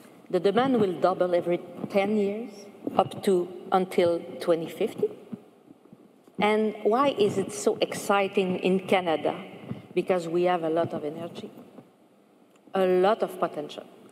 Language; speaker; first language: English; non-native, fluent; French